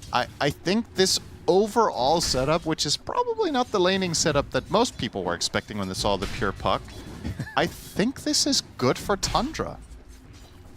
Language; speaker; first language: English; native; English